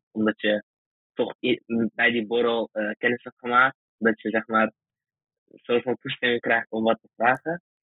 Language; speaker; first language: Dutch; early bilingual, other home language; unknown